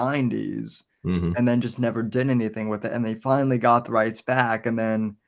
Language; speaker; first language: English; native; English